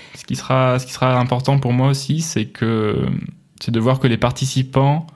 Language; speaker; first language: French; native; French